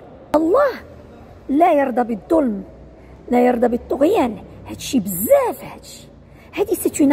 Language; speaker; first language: Arabic; native; Arabic